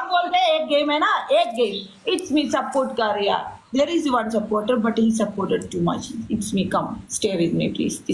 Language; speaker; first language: Hindi; non-native, learner; Bangla